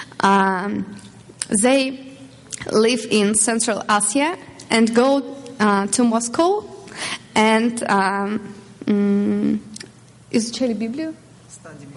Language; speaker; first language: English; non-native, learner; Russian